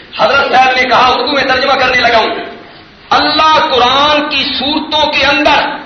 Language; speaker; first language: Urdu; non-native, local second language; Punjabi